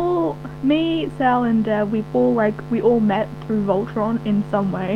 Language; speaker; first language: English; native; English